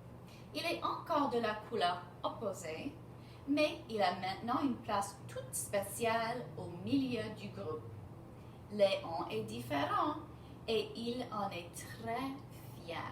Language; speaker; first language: French; non-native, fluent; English